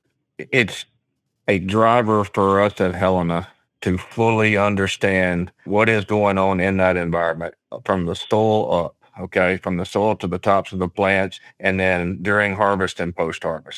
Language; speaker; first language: English; native; English